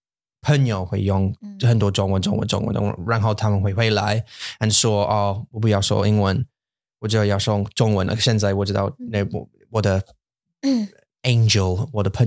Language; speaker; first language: Chinese; non-native, learner; English